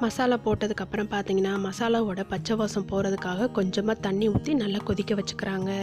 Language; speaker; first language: Tamil; native; Tamil